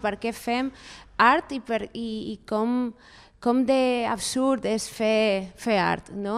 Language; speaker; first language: Catalan; non-native, fluent; Spanish